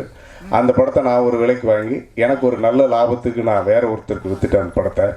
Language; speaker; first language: Tamil; native; Tamil